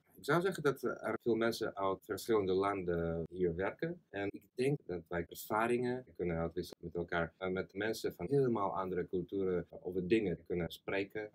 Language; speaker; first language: Dutch; non-native, fluent; Russian